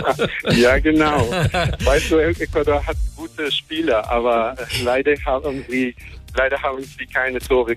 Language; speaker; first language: German; non-native, fluent; Spanish